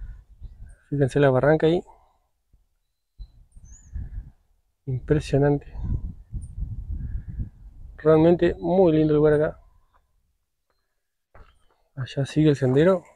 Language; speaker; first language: Spanish; native; Spanish